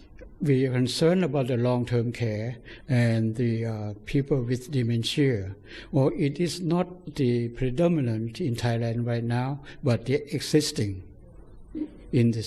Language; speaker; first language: English; non-native, fluent; Thai